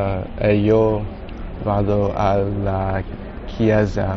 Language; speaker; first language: Italian; non-native, learner; English